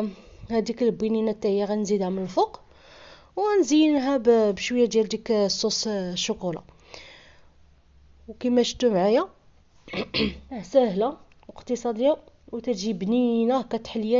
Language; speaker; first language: Arabic; native; Arabic